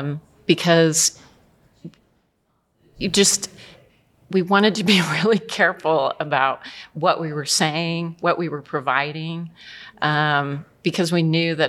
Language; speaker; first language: English; native; English